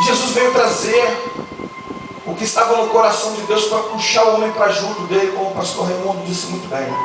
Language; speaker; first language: Portuguese; native; Portuguese